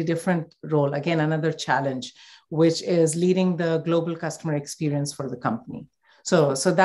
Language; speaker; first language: English; non-native, local second language; Hindi